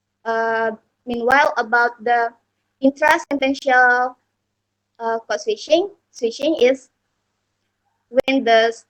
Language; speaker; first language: English; non-native, learner; Indonesian